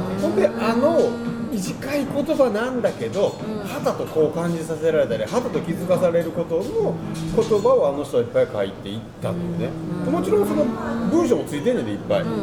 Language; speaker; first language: Japanese; native; Japanese